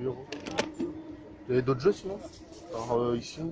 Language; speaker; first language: French; native; French